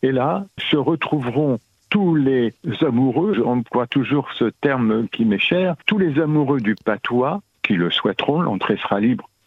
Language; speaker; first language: French; native; French